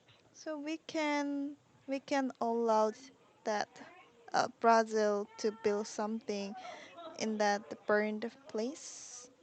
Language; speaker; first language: English; non-native, learner; Korean